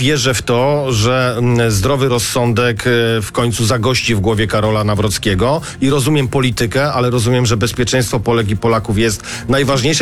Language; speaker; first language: Polish; native; Polish